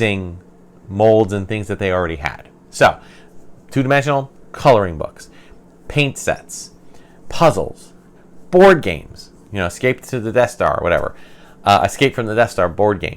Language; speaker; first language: English; native; English